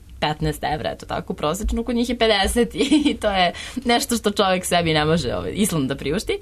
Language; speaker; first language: Serbian; native; Serbian